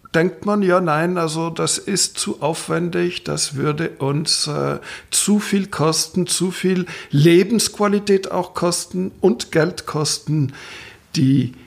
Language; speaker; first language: German; non-native, fluent; French